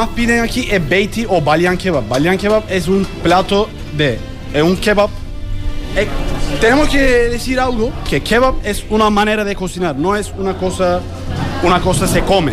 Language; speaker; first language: Spanish; non-native, learner; Turkish